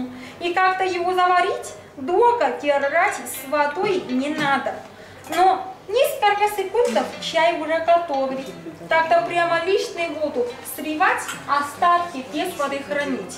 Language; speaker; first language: Russian; non-native, learner; Chinese